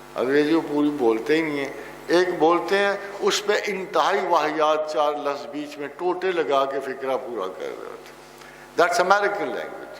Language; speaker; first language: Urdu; non-native, local second language; Punjabi